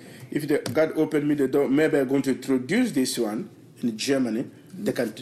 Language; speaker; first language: English; non-native, learner; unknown